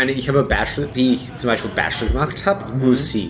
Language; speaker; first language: German; non-native, fluent; English